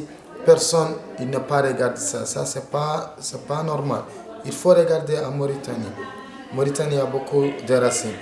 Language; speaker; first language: French; non-native, learner; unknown